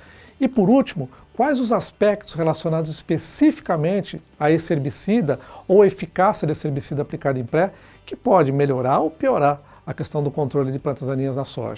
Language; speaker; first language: Portuguese; native; Portuguese